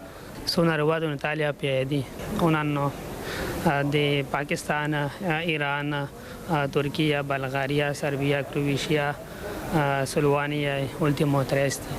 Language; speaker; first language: Italian; non-native, learner; Pashto